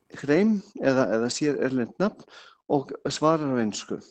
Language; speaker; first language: Icelandic; non-native, fluent; German